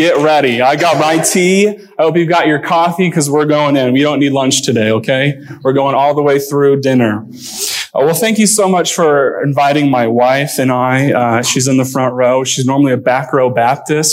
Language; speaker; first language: English; native; English